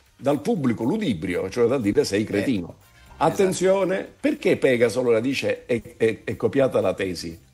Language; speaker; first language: Italian; native; Italian